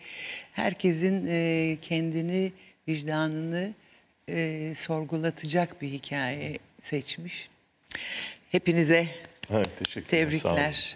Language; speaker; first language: Turkish; native; Turkish